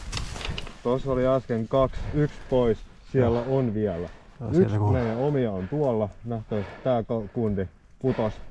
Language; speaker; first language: Finnish; native; Finnish